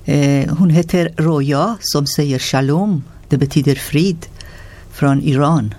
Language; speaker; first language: Swedish; non-native, learner; Persian